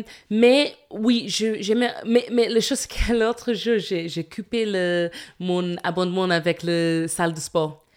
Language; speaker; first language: French; non-native, learner; English